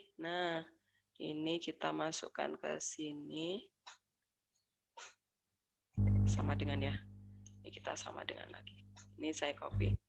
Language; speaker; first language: Indonesian; native; Indonesian